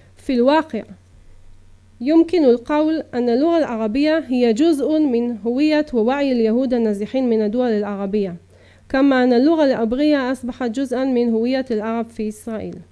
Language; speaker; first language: Arabic; early bilingual, heritage; Arabic